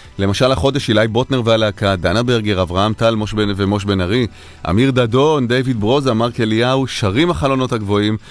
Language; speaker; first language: Hebrew; native; Hebrew